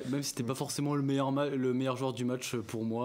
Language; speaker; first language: French; native; French